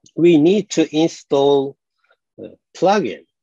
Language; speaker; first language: English; non-native, fluent; Japanese